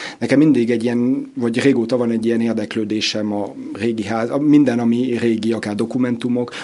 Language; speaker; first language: Hungarian; early bilingual, heritage; Hungarian